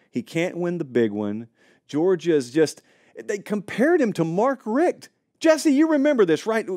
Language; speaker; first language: English; native; English